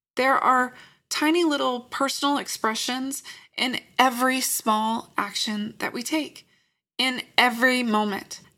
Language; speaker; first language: English; native; English